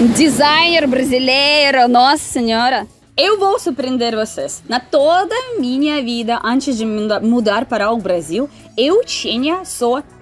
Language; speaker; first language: Portuguese; non-native, fluent; Russian